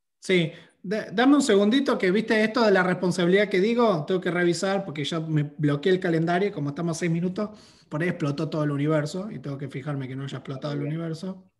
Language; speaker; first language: Spanish; native; Spanish